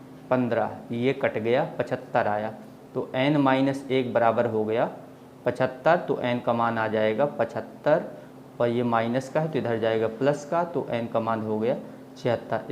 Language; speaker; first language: Hindi; native; Hindi